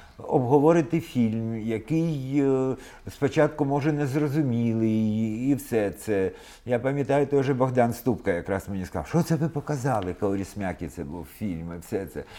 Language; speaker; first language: Ukrainian; non-native, local second language; Russian